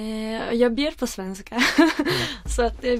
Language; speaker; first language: Swedish; early bilingual, other home language; Arabic